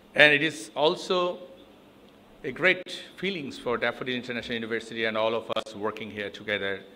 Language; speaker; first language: English; non-native, local second language; Bangla